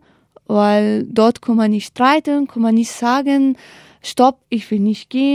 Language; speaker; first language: German; non-native, learner; Kurdish